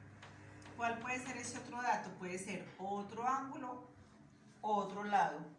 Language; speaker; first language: Spanish; native; Spanish